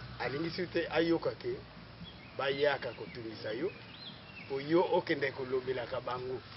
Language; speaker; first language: Lingala; non-native, local second language; Kongo